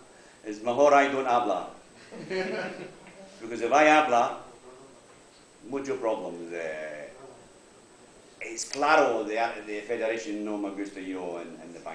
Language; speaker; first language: Spanish; non-native, learner; English